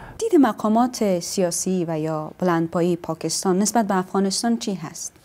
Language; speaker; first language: Persian; native; Persian